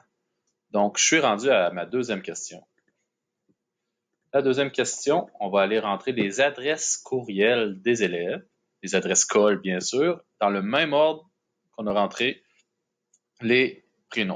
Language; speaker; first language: French; native; French